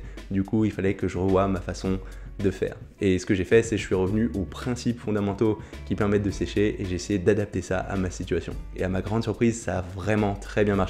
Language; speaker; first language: French; native; French